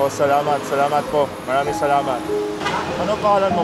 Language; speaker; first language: Filipino; non-native, learner; Arabic